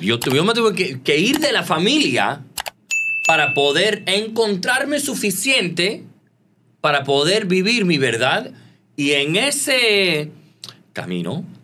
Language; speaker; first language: Spanish; native; Spanish